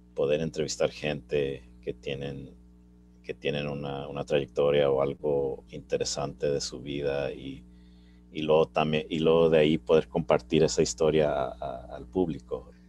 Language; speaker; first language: Spanish; early bilingual, heritage; Spanish